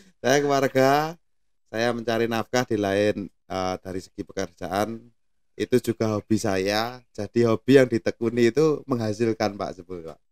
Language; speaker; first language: Indonesian; non-native, local second language; Javanese